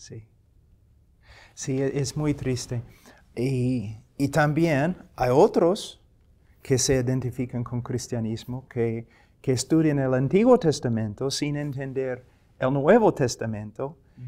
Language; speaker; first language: Spanish; non-native, fluent; English